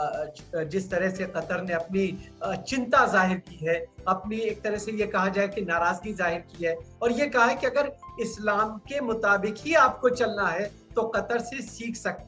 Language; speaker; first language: Hindi; native; Hindi